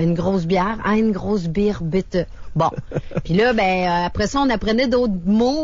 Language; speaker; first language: French; native; French